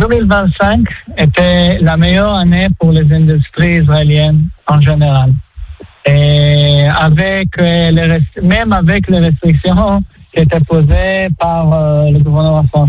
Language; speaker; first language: French; non-native, fluent; Hebrew